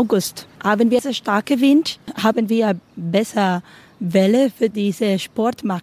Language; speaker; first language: German; non-native, learner; Spanish